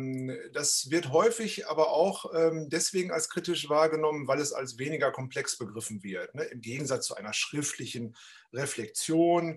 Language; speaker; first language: German; native; German